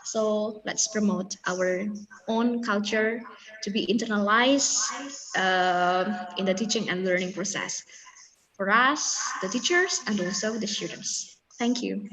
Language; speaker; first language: English; non-native, fluent; Indonesian